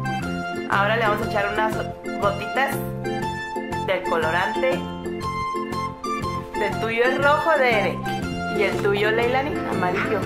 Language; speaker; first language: Spanish; native; Spanish